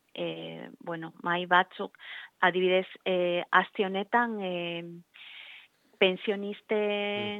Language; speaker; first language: Basque; non-native, learner; Spanish